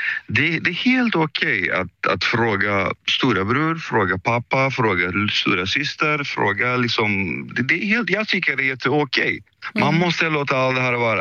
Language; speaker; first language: Swedish; early bilingual, other home language; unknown